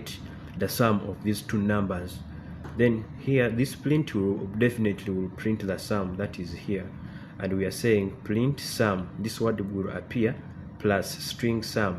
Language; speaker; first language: English; non-native, local second language; Ganda